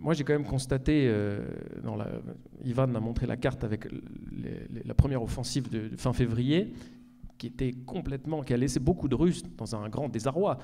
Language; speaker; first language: French; native; French